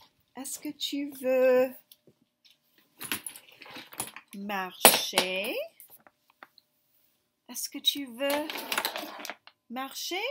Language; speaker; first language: French; non-native, fluent; English